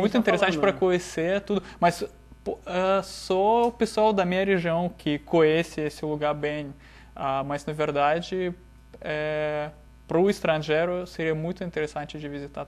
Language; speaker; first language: Portuguese; non-native, fluent; Russian